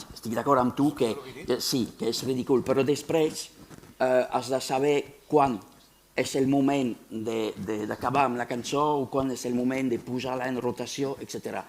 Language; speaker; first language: Catalan; non-native, fluent; French